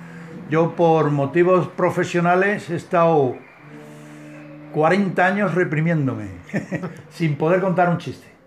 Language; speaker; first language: Spanish; native; Spanish